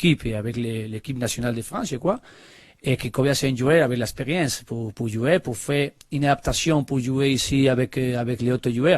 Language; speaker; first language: French; non-native, learner; Spanish